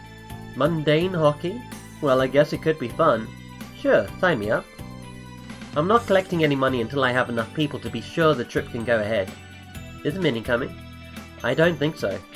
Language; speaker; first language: English; native; English